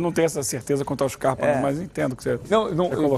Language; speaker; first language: Portuguese; native; Portuguese